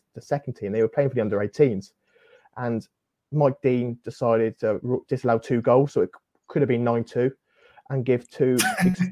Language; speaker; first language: English; native; English